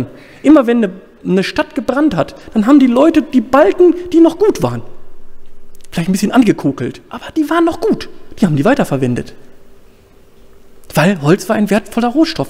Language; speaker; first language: German; native; German